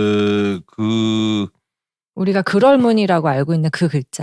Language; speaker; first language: Korean; native; Korean